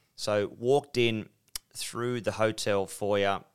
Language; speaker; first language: English; native; English